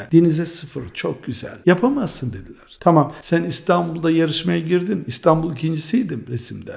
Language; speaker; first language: Turkish; early bilingual, heritage; Turkish